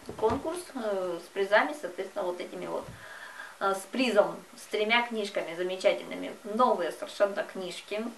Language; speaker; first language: Russian; native; Russian